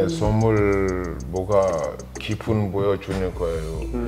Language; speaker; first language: Korean; non-native, learner; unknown